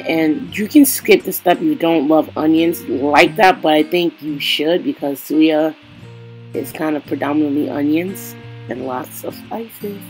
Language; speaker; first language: English; non-native, local second language; Yoruba